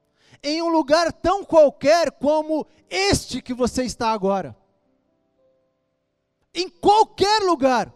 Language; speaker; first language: Portuguese; native; Portuguese